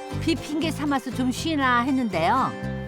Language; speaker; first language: Korean; native; Korean